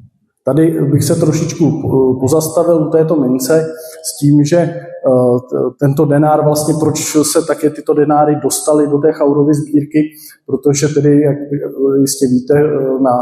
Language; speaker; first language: Czech; native; Czech